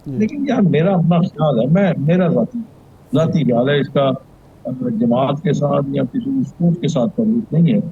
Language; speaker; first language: Urdu; non-native, local second language; Punjabi